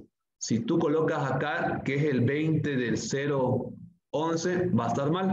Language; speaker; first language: Spanish; native; Spanish